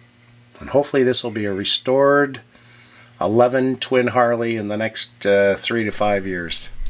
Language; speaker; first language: English; native; English